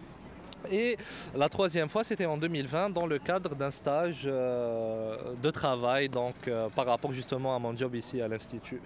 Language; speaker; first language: French; non-native, local second language; Arabic